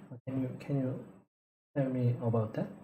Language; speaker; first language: English; non-native, learner; Korean